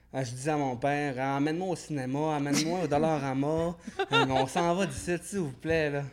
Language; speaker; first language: French; native; French